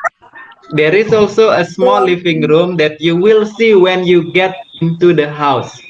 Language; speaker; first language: English; non-native, fluent; Indonesian